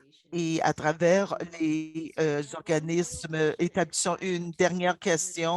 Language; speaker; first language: French; non-native, fluent; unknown